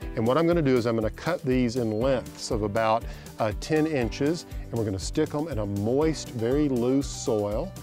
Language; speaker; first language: English; native; English